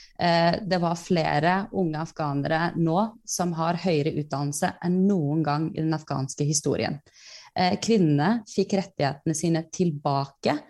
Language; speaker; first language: Norwegian; early bilingual, other home language; Persian